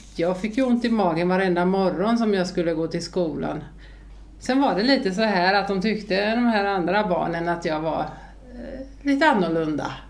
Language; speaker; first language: Swedish; early bilingual, other home language; Finnish